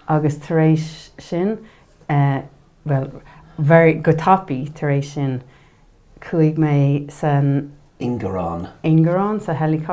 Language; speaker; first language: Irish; non-native, learner; English